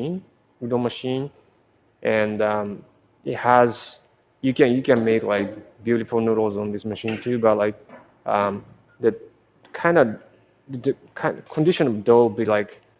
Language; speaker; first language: English; non-native, fluent; Japanese